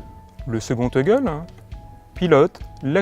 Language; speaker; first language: French; native; French